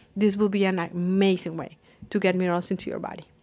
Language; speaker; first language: English; non-native, fluent; Spanish